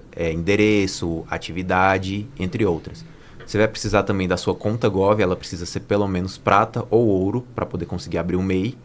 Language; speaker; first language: Portuguese; native; Portuguese